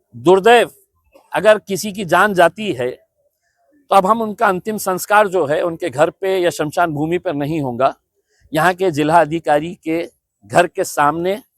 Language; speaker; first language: Hindi; non-native, local second language; Marathi